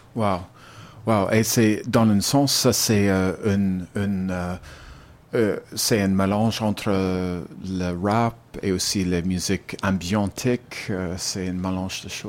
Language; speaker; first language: French; non-native, learner; English